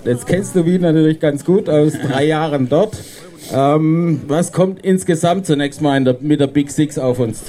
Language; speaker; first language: German; native; German